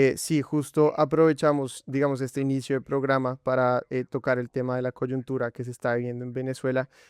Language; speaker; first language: Spanish; native; Spanish